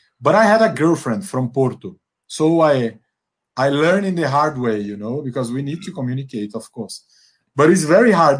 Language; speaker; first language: English; non-native, fluent; Portuguese